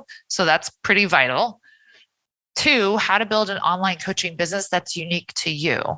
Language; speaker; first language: English; native; English